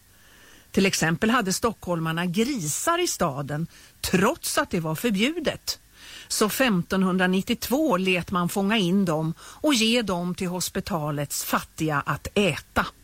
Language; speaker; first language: Swedish; native; Swedish